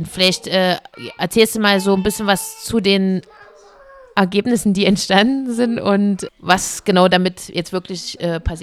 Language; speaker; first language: German; native; German